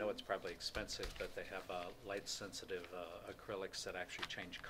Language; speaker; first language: English; native; English